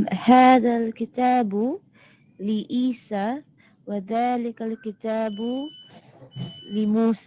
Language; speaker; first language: Arabic; non-native, learner; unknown